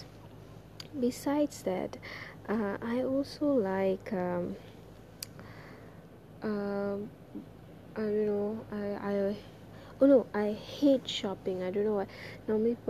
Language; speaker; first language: English; non-native, local second language; Tamil